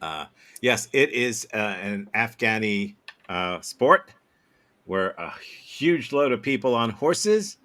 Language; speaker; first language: English; native; English